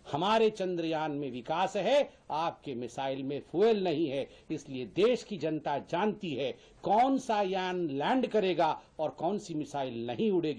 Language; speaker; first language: Hindi; native; Hindi